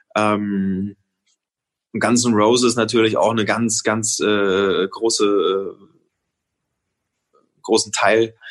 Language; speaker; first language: German; native; German